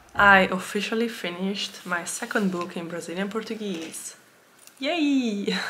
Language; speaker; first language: English; non-native, fluent; Italian